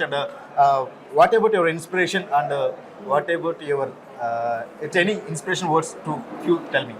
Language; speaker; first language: English; non-native, local second language; Telugu